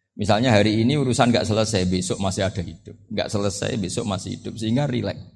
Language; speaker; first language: Indonesian; non-native, local second language; Javanese